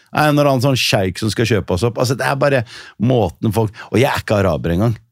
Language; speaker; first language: Norwegian; early bilingual, other home language; Riffian